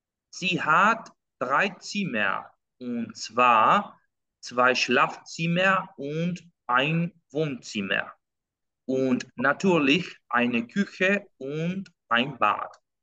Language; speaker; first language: German; non-native, fluent; Spanish